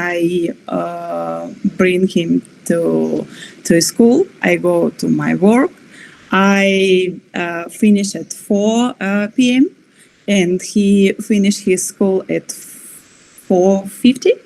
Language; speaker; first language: English; non-native, learner; Spanish